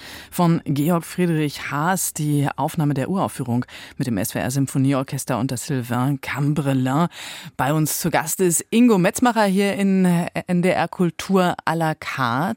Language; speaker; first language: German; native; German